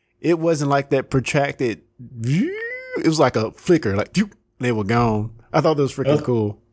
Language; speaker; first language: English; native; English